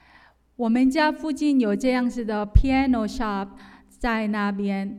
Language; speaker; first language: Chinese; non-native, fluent; Korean